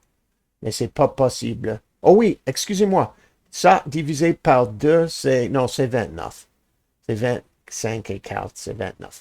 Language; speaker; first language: French; non-native, learner; English